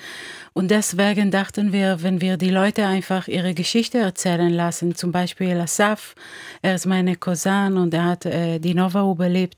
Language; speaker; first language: German; non-native, fluent; Hebrew